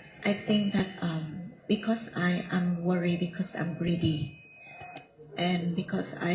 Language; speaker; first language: English; non-native, learner; Vietnamese